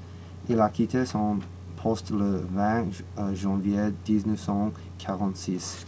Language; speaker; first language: French; non-native, learner; English